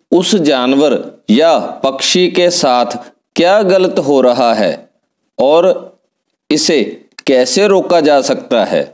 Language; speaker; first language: Hindi; non-native, local second language; Punjabi